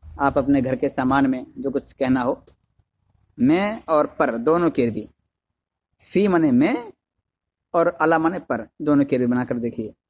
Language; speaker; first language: Urdu; native; Urdu